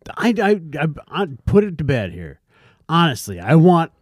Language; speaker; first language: English; native; English